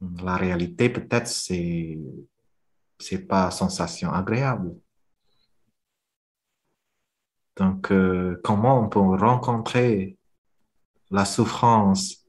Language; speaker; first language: French; non-native, fluent; Vietnamese